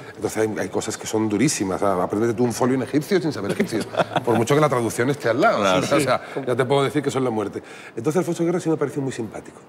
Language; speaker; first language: Spanish; native; Spanish